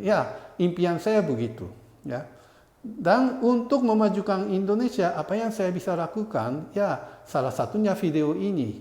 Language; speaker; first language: Indonesian; non-native, fluent; Japanese